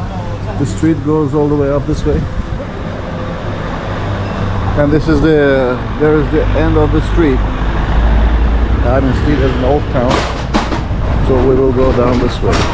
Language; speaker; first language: English; non-native, fluent; Turkish